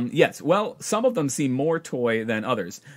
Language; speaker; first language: English; native; English